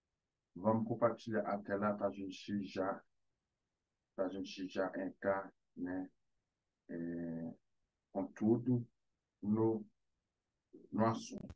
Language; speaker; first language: Portuguese; non-native, fluent; Haitian Creole